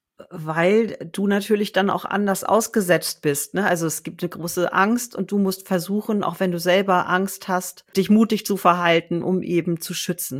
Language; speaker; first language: German; native; German